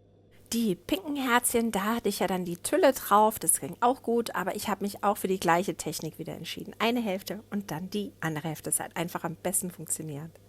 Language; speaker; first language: German; native; German